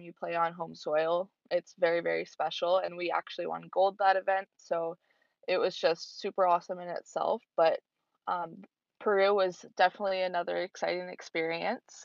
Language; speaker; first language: English; native; English